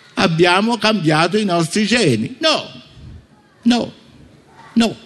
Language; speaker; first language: Italian; native; Italian